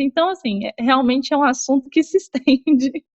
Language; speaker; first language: Portuguese; native; Portuguese